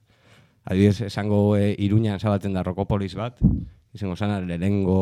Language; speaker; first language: Basque; native; Basque